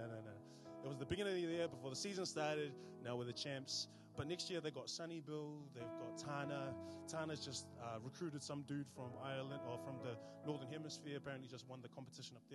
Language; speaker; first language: English; native; English